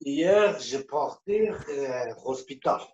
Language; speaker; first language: French; non-native, learner; Kurdish